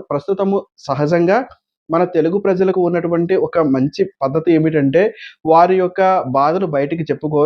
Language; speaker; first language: Telugu; native; Telugu